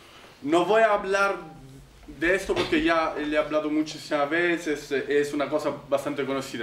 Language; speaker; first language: Spanish; non-native, fluent; Italian